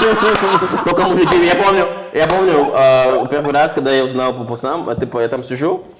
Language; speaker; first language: Russian; non-native, fluent; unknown